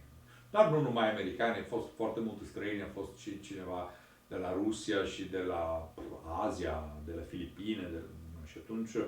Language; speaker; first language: Romanian; non-native, learner; Italian